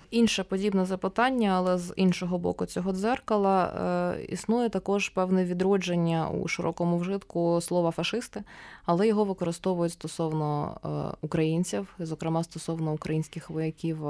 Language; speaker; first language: Ukrainian; native; Ukrainian